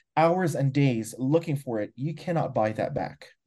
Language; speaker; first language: English; non-native, local second language; Filipino